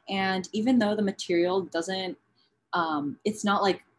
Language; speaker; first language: English; native; English